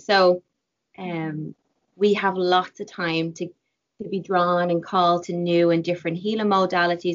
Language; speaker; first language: English; native; English